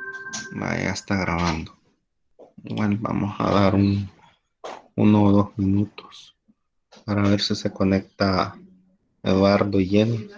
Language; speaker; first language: Spanish; native; Spanish